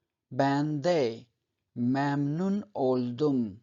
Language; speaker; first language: Turkish; non-native, fluent; Urdu